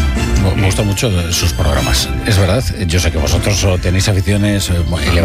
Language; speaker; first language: Spanish; native; Spanish